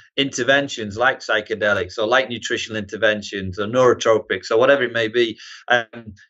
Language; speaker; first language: English; native; English